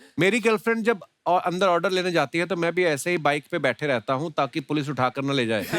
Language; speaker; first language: Hindi; non-native, local second language; Punjabi